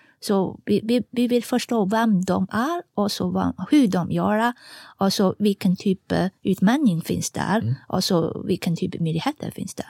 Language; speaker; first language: Swedish; non-native, fluent; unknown